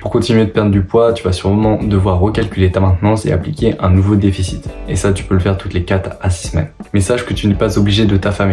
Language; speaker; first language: French; native; French